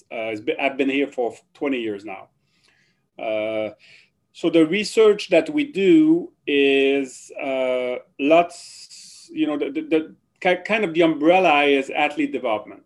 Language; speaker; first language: English; non-native, fluent; French